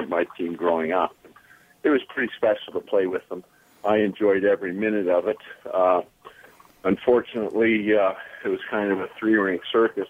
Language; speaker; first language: English; native; English